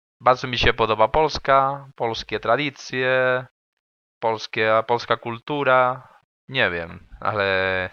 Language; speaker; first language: Polish; non-native, learner; Spanish